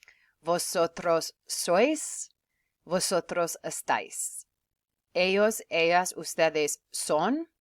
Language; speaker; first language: Spanish; non-native, fluent; English